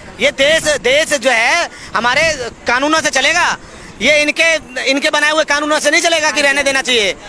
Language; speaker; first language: Hindi; native; Hindi